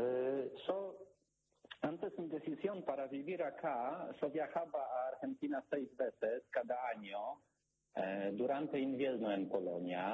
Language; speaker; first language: Spanish; non-native, learner; Polish